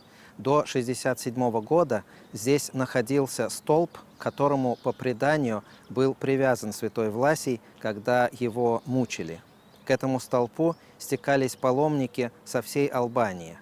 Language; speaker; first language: Russian; native; Russian